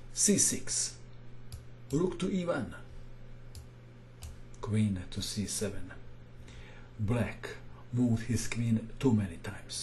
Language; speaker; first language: English; non-native, fluent; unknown